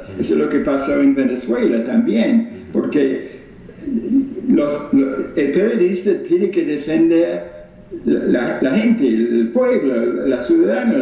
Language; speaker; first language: Spanish; non-native, fluent; English